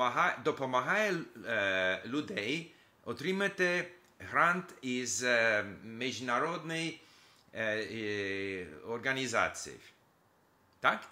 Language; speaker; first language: Ukrainian; non-native, learner; English